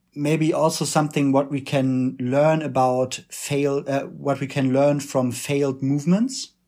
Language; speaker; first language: English; non-native, fluent; German